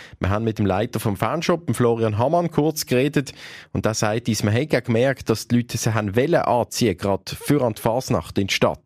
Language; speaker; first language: German; native; German